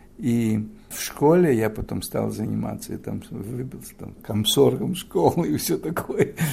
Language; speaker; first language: Russian; non-native, fluent; Greek